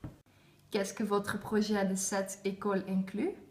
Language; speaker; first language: French; non-native, learner; Dutch